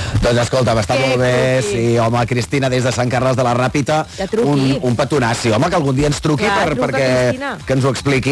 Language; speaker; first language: Catalan; native; Catalan